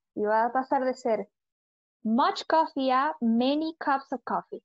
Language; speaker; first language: English; non-native, fluent; Spanish